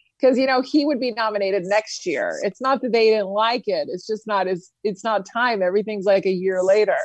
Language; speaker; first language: English; native; English